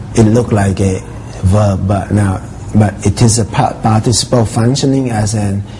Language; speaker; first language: English; non-native, fluent; Thai